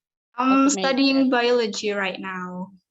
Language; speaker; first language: English; non-native, fluent; Indonesian